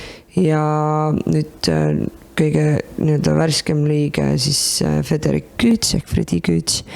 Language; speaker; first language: Estonian; native; Estonian